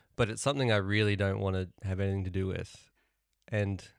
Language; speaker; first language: English; native; English